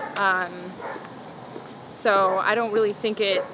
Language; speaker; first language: English; early bilingual, other home language; Spanish